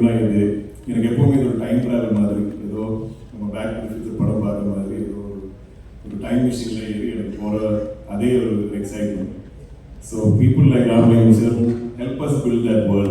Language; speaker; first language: Tamil; non-native, fluent; Malayalam